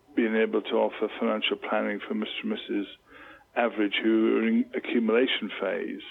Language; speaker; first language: English; native; English